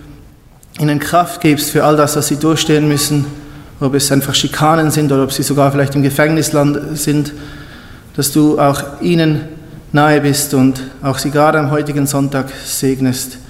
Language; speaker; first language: German; native; German